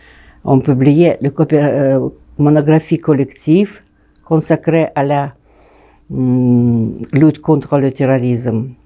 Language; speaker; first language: French; non-native, fluent; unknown